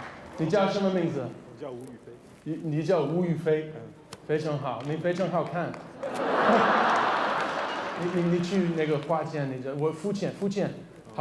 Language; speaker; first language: Chinese; non-native, learner; English